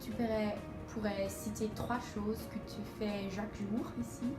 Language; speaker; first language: French; non-native, learner; English